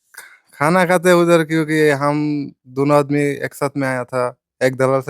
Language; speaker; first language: Hindi; non-native, learner; Bangla